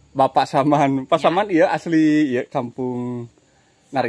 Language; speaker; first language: Indonesian; non-native, local second language; Sundanese